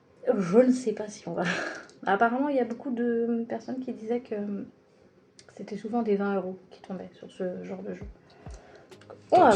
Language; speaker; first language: French; native; French